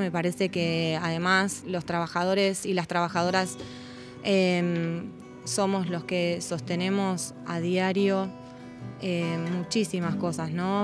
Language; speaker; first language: Spanish; native; Spanish